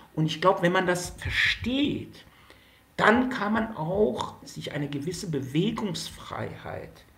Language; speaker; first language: German; native; German